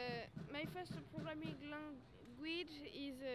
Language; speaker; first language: English; non-native, learner; French